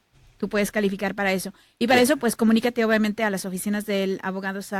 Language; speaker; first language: Spanish; native; Spanish